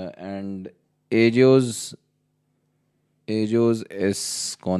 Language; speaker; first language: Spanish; non-native, learner; Hindi